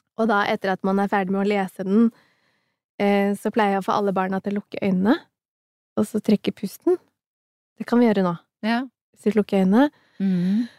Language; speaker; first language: Norwegian; early bilingual, other home language; Somali